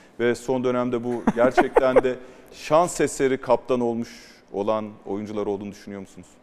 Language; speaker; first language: Turkish; native; Turkish